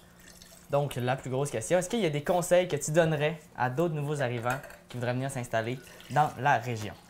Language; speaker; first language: French; native; French